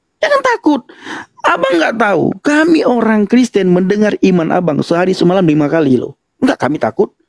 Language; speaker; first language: Indonesian; non-native, local second language; Achinese